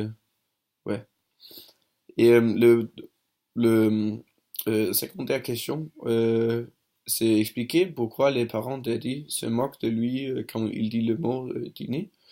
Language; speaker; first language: French; non-native, learner; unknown